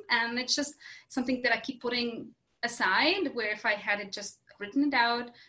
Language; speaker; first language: English; non-native, fluent; Latvian